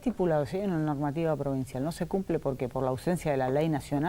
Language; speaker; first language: Spanish; native; Spanish